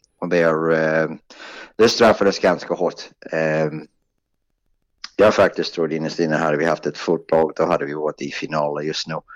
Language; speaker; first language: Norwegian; non-native, fluent; Swedish